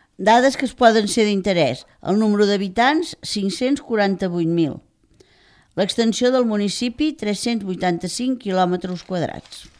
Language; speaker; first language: Catalan; native; Catalan